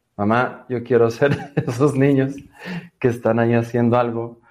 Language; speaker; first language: Spanish; native; Spanish